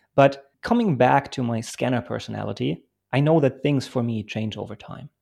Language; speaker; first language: English; non-native, fluent; German